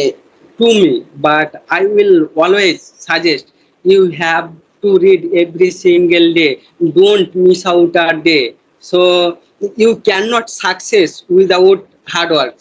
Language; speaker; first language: English; non-native, learner; Bangla